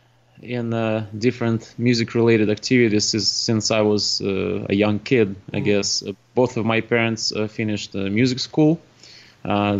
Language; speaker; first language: English; non-native, fluent; Russian